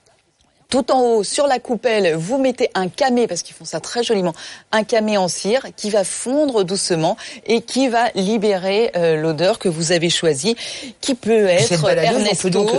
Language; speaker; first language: French; native; French